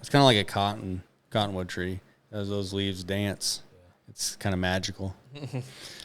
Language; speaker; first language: English; native; English